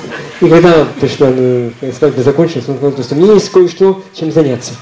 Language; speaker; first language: Russian; native; Russian